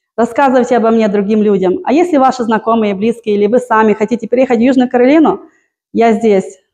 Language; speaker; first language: Russian; native; Russian